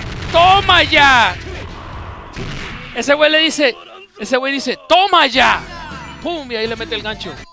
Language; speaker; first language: Spanish; early bilingual, heritage; Spanish